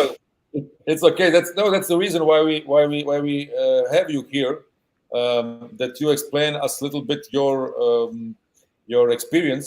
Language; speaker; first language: English; non-native, learner; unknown